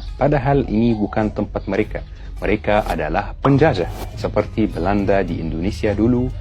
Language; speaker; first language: Indonesian; non-native, fluent; Arabic